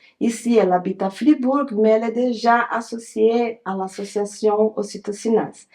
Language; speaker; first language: French; non-native, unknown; Portuguese